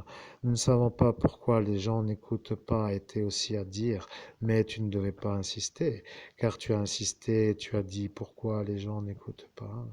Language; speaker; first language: French; native; French